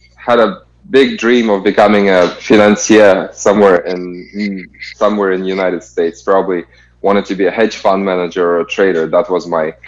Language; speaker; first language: English; non-native, fluent; Kazakh